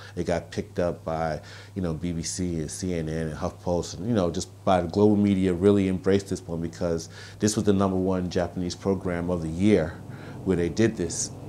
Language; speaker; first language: English; native; English